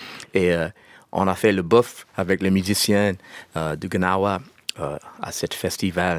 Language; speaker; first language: French; non-native, learner; English